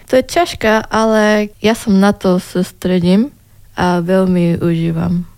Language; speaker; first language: Slovak; non-native, learner; Japanese